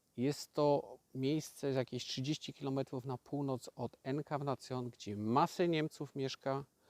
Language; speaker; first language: Polish; native; Polish